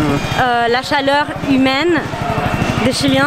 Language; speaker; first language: French; non-native, fluent; Spanish